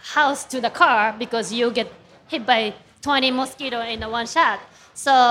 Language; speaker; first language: English; non-native, fluent; Japanese